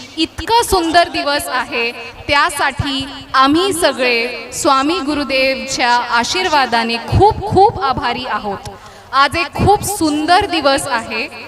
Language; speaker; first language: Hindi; non-native, local second language; Bangla